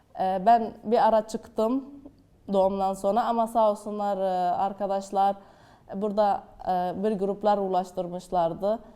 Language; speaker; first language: Turkish; non-native, fluent; Arabic